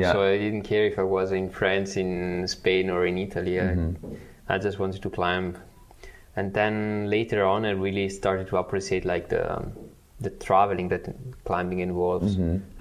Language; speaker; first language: English; non-native, fluent; Italian